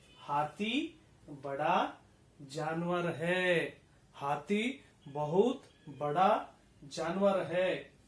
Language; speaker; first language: Hindi; non-native, local second language; Kannada